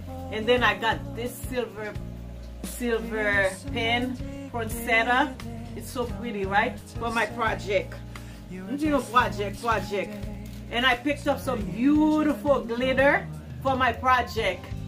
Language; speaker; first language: English; non-native, fluent; Haitian Creole